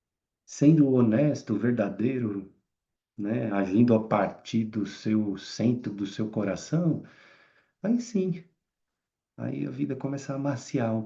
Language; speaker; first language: Portuguese; native; Portuguese